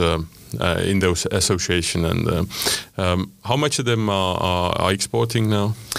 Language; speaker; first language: English; non-native, fluent; Estonian